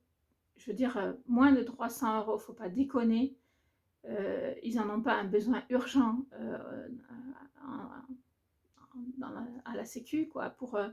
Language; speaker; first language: French; native; French